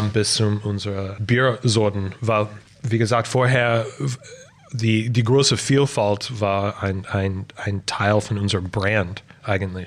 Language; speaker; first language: German; non-native, fluent; English